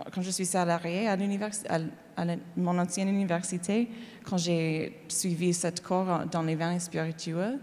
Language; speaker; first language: French; non-native, learner; English